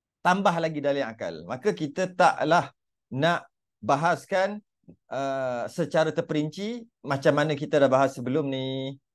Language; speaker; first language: Malay; native; Malay